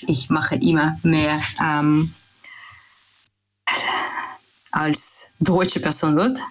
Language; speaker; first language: German; non-native, learner; Russian